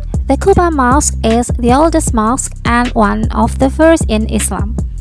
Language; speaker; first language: English; non-native, fluent; Indonesian